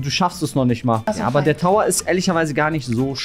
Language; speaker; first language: German; native; German